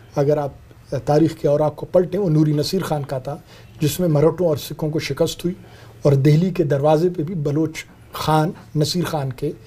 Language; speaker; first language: Urdu; non-native, local second language; Brahui